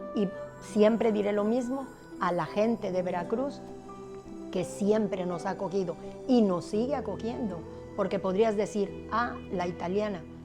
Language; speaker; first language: Spanish; early bilingual, other home language; Italian